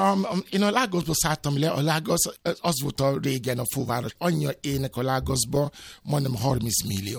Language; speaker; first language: Hungarian; non-native, fluent; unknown